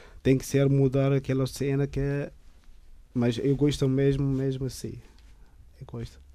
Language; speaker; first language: Portuguese; non-native, learner; Tigrinya